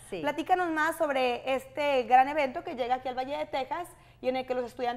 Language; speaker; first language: Spanish; native; Spanish